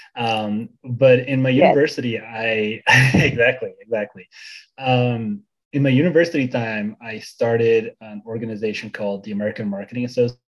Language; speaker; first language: English; early bilingual, other home language; Bulgarian